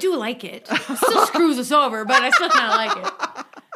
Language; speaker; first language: English; native; English